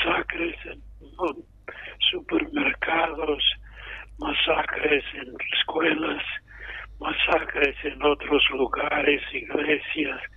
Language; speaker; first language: Spanish; non-native, fluent; English